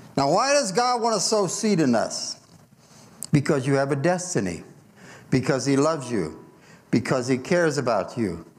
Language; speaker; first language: English; native; English